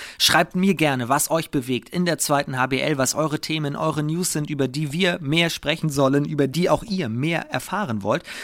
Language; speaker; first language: German; native; German